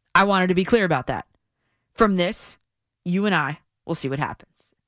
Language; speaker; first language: English; native; English